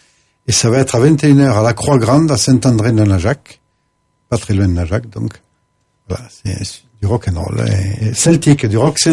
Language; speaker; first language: French; native; French